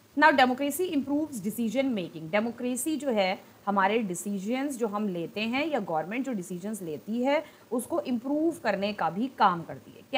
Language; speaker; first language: Hindi; non-native, local second language; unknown